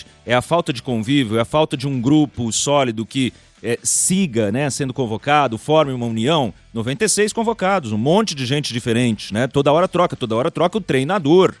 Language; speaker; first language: Portuguese; native; Portuguese